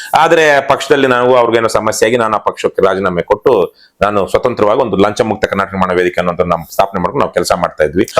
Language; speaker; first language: Kannada; native; Kannada